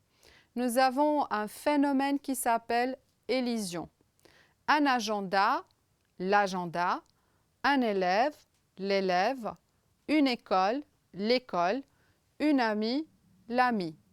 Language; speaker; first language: French; non-native, fluent; Romanian